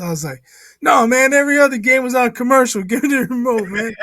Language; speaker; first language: English; native; English